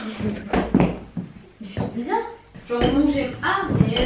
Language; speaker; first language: French; native; French